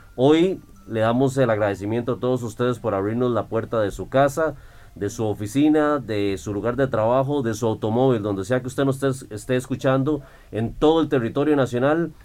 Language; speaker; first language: Spanish; native; Spanish